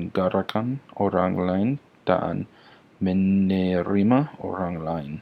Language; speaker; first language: Indonesian; non-native, learner; English